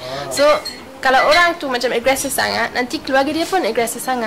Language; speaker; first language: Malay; non-native, fluent; German